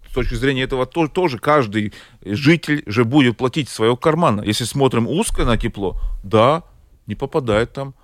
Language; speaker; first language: Russian; non-native, local second language; Latvian